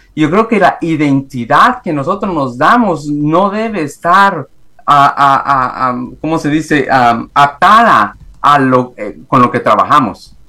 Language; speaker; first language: Spanish; native; Spanish